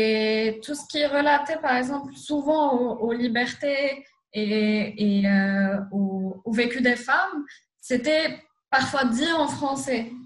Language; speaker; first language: French; non-native, local second language; Arabic